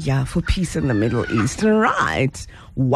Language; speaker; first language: English; non-native, local second language; Zulu